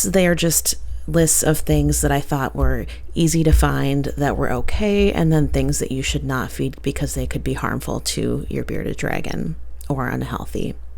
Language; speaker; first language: English; native; English